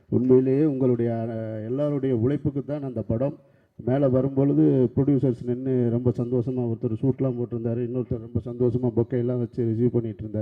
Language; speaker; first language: Tamil; native; Tamil